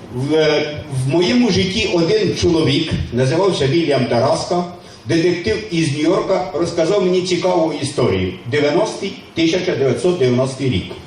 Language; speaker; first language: Ukrainian; native; Ukrainian